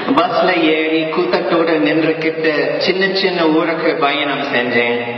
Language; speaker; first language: Tamil; non-native, fluent; English